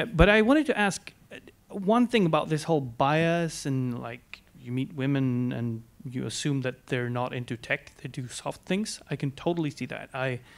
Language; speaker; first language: English; non-native, fluent; Swedish